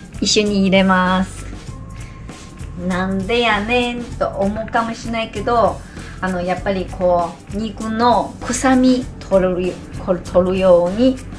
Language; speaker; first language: Japanese; non-native, fluent; Chinese